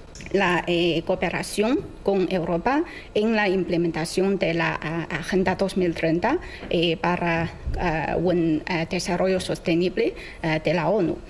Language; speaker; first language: Spanish; non-native, fluent; Chinese